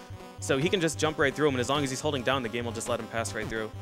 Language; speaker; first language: English; native; English